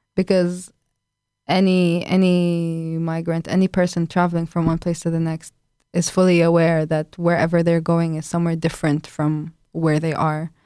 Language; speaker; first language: English; non-native, fluent; Arabic